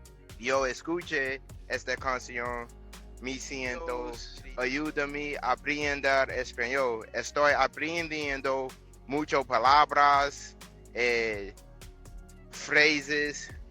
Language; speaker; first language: Spanish; non-native, learner; English